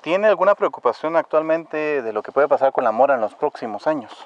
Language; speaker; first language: Spanish; native; Spanish